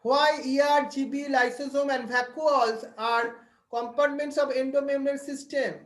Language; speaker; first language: English; non-native, local second language; Bangla